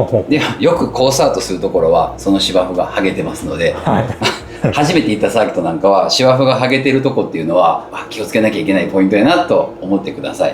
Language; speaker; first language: Japanese; native; Japanese